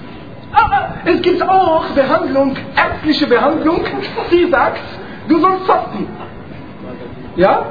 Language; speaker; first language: German; non-native, fluent; Arabic